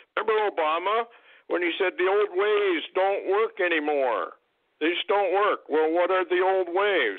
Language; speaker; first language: English; native; English